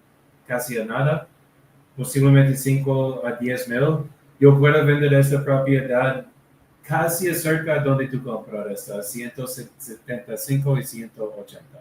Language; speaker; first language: Spanish; non-native, learner; English